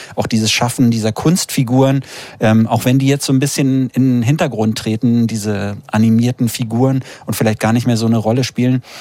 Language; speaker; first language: German; native; German